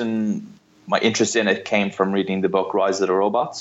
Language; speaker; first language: English; native; English